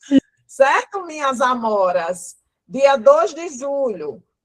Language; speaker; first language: Portuguese; native; Portuguese